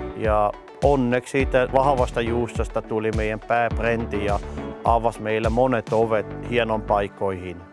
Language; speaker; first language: Finnish; non-native, fluent; German